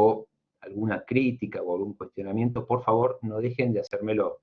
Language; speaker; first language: Spanish; native; Spanish